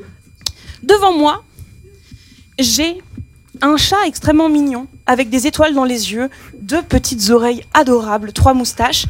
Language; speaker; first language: French; native; French